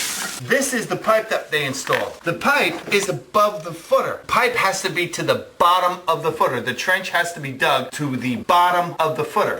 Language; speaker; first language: English; native; English